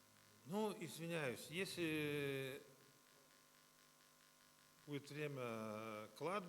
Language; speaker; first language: Russian; native; Russian